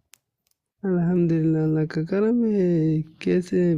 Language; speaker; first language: Hindi; non-native, local second language; Pashto